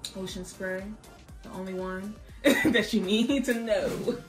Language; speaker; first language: English; native; English